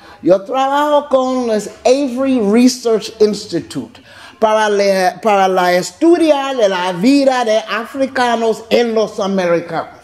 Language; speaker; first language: Spanish; non-native, learner; English